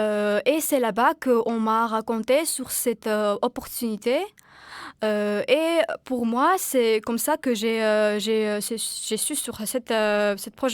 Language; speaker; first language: French; non-native, fluent; Georgian